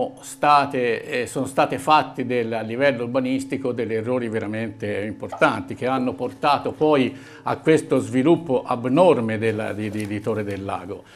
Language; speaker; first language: Italian; native; Italian